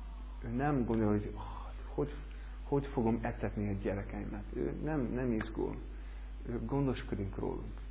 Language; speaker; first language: Hungarian; non-native, learner; English